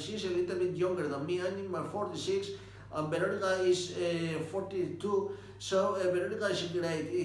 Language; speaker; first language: English; non-native, fluent; Spanish